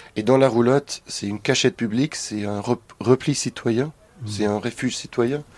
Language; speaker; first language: French; non-native, fluent; German